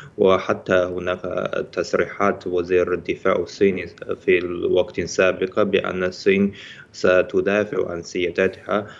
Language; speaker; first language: Arabic; non-native, fluent; Chinese